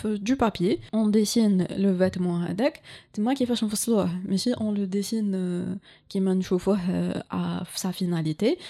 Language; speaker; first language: French; non-native, local second language; Arabic